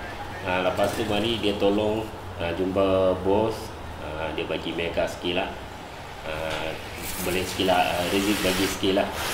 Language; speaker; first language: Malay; non-native, learner; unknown